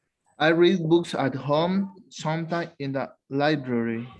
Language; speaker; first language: English; non-native, learner; Spanish